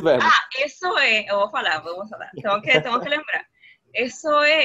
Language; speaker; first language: Portuguese; non-native, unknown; Spanish